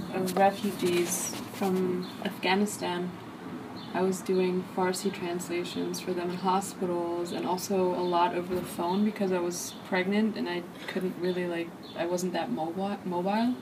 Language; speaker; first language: English; early bilingual, other home language; German